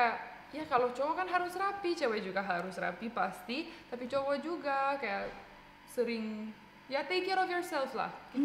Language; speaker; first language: Indonesian; non-native, fluent; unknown